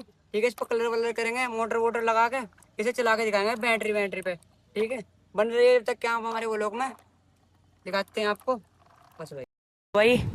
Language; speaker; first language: Hindi; native; Hindi